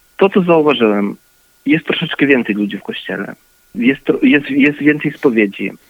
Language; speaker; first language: Polish; early bilingual, heritage; Polish